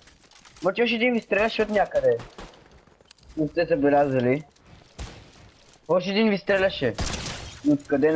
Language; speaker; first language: Bulgarian; native; Bulgarian